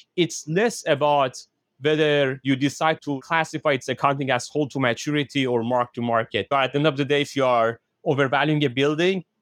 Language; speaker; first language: English; non-native, fluent; Persian